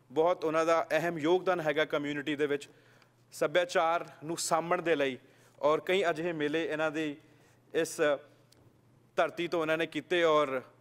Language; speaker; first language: Punjabi; native; Punjabi